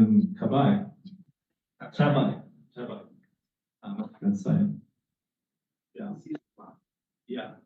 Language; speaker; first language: Indonesian; non-native, learner; English